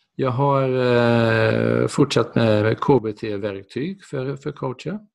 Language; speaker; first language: Swedish; non-native, fluent; Dutch